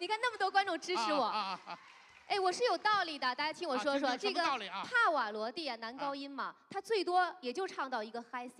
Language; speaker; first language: Chinese; native; Chinese